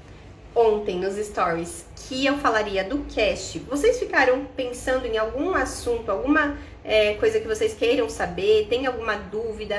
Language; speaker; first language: Portuguese; native; Portuguese